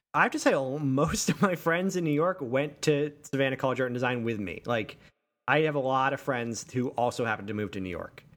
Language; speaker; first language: English; native; English